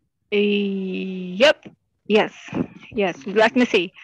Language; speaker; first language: English; non-native, learner; Portuguese